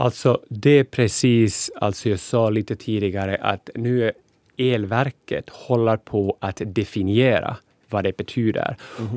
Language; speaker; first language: Swedish; non-native, local second language; Finnish